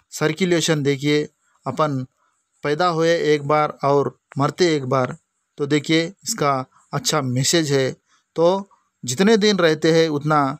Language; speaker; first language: Hindi; non-native, local second language; Lambadi